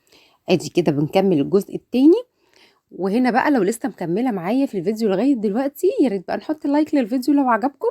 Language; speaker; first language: Arabic; native; Arabic